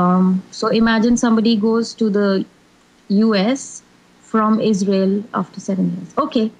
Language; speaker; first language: English; non-native, local second language; Hindi